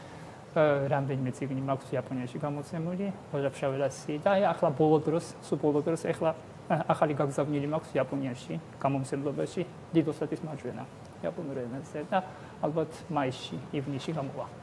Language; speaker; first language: Georgian; non-native, fluent; Japanese